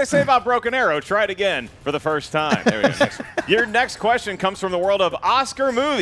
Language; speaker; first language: English; native; English